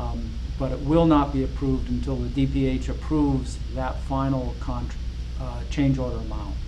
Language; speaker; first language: English; native; English